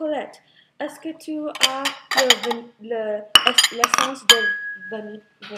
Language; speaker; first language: French; non-native, learner; English